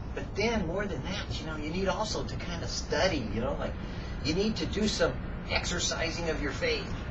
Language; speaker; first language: English; native; English